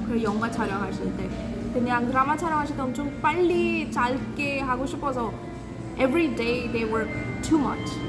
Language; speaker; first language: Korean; non-native, learner; Hindi